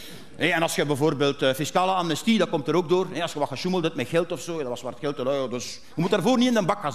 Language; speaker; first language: Dutch; native; Dutch